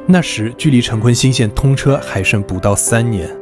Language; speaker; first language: Chinese; native; Chinese